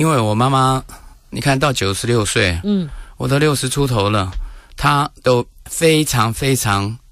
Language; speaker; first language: Chinese; native; Chinese